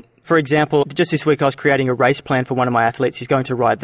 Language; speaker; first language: English; native; English